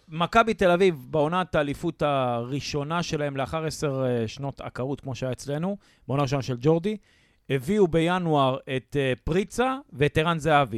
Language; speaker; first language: Hebrew; native; Hebrew